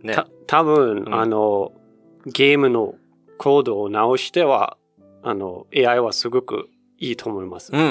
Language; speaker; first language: Japanese; non-native, learner; Danish